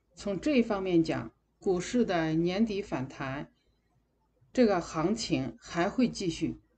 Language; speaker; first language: Chinese; native; Chinese